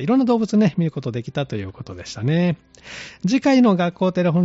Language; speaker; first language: Japanese; native; Japanese